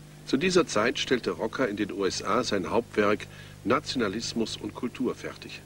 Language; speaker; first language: German; native; German